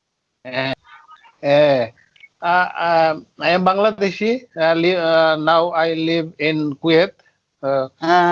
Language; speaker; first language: English; non-native, learner; Bangla